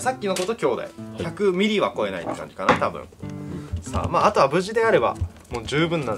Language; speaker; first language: Japanese; native; Japanese